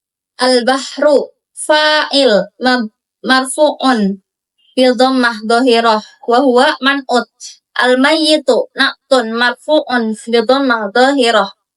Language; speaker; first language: Arabic; non-native, learner; Indonesian